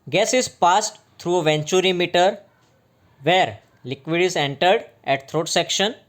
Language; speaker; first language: English; non-native, local second language; Gujarati